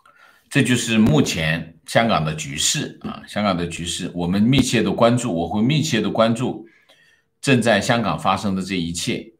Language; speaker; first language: Chinese; native; Chinese